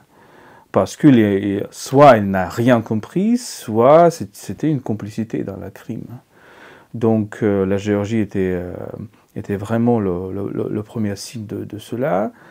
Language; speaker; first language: French; non-native, fluent; Ukrainian